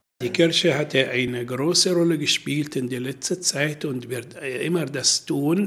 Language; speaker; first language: German; non-native, learner; Arabic